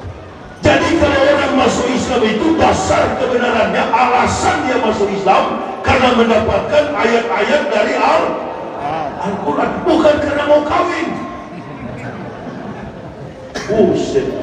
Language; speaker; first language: Indonesian; native; Indonesian